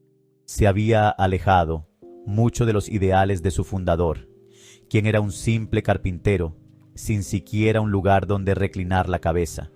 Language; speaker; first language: Spanish; native; Spanish